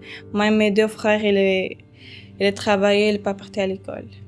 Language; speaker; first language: French; early bilingual, other home language; Arabic